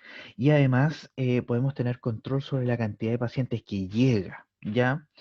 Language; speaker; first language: Spanish; native; Spanish